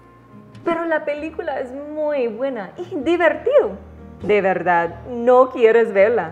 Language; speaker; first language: Spanish; non-native, learner; English